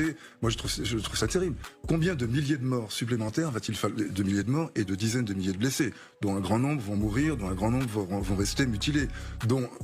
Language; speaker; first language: French; native; French